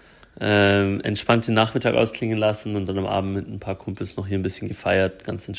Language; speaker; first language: German; native; German